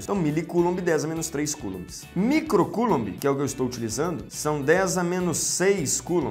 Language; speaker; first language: Portuguese; native; Portuguese